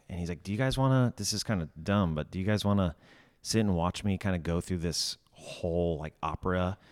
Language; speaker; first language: English; native; English